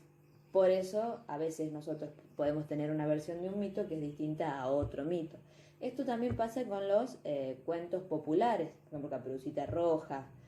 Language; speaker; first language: Spanish; native; Spanish